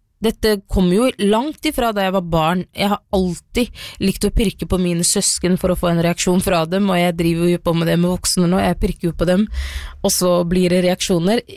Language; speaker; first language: Norwegian; early bilingual, other home language; Somali